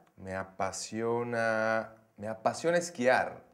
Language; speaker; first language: Spanish; non-native, fluent; Dutch